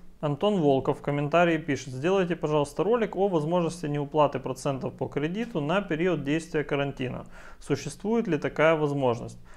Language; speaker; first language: Russian; native; Russian